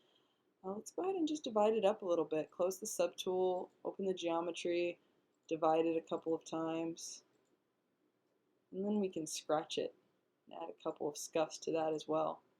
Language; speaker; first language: English; native; English